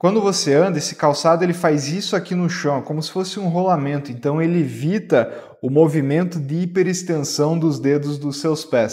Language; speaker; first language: Portuguese; native; Portuguese